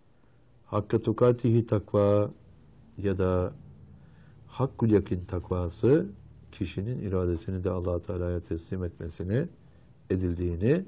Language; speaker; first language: Turkish; native; Turkish